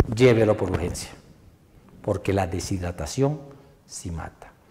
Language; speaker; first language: Spanish; native; Spanish